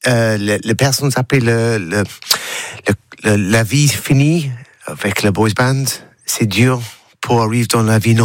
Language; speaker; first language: French; non-native, learner; English